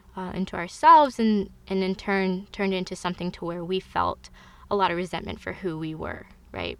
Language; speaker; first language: English; native; English